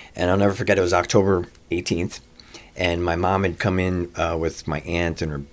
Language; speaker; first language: English; native; English